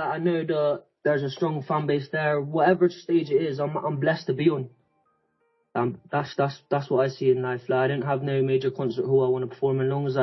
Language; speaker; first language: English; native; English